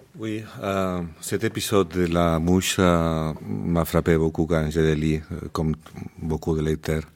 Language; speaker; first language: French; non-native, learner; Spanish